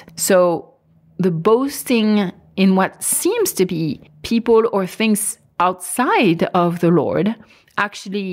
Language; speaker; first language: English; non-native, fluent; French